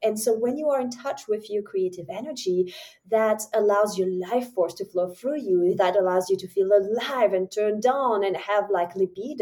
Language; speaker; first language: English; non-native, fluent; French